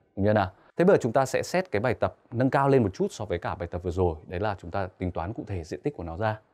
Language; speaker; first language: Vietnamese; native; Vietnamese